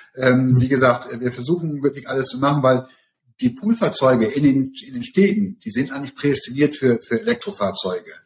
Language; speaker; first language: German; native; German